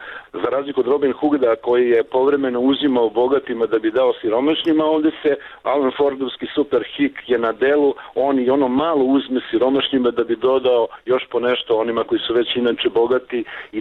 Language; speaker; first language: Serbian; native; Serbian